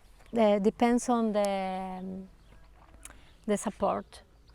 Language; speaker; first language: English; non-native, learner; Spanish